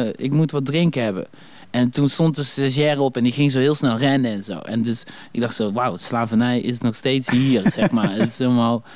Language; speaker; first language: Dutch; early bilingual, other home language; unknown